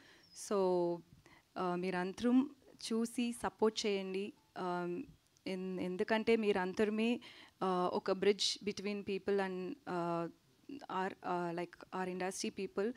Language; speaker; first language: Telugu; non-native, learner; Tamil